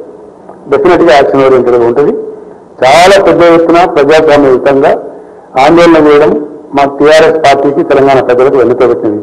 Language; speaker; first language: Telugu; native; Telugu